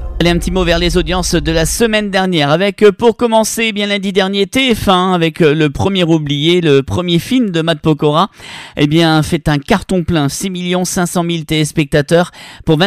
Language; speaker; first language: French; native; French